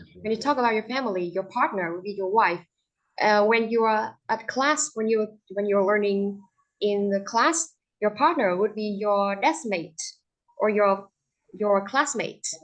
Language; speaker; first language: English; non-native, fluent; Vietnamese